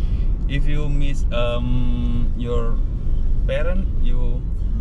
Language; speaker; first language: English; non-native, learner; Indonesian